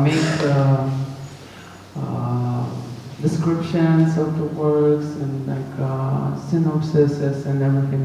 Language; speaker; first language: English; non-native, fluent; Russian